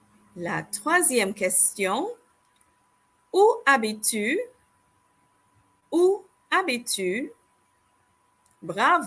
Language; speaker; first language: French; non-native, fluent; English